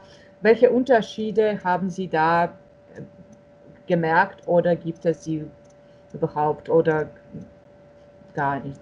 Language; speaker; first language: German; non-native, fluent; Russian